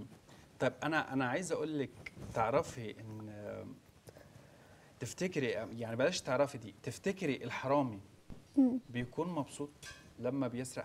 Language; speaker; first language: Arabic; native; Arabic